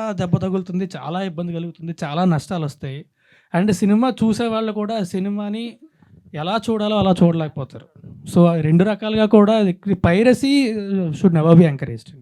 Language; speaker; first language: Telugu; native; Telugu